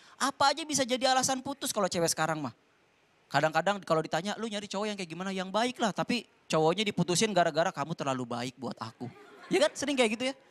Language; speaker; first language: Indonesian; native; Indonesian